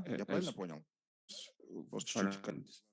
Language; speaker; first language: Russian; native; Russian